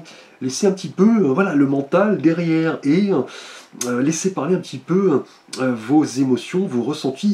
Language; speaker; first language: French; native; French